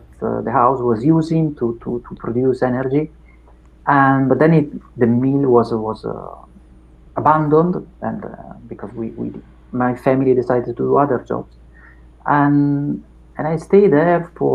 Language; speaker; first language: English; non-native, fluent; Italian